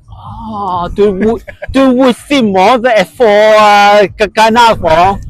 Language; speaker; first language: Welsh; non-native, learner; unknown